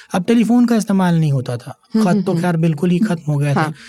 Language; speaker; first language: Hindi; native; Hindi